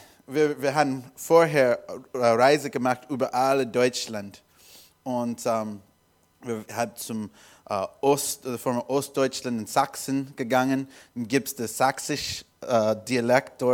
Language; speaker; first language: German; non-native, learner; English